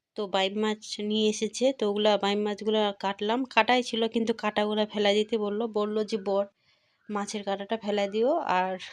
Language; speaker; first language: Bangla; non-native, local second language; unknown